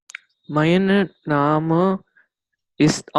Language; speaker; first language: German; non-native, learner; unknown